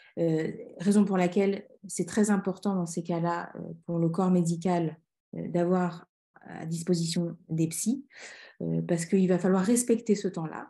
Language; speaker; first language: French; native; French